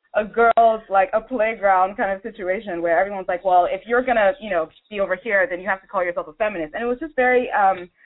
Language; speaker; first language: English; non-native, local second language; Yoruba